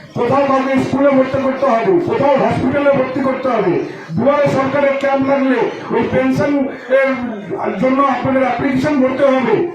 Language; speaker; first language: Bangla; native; Bangla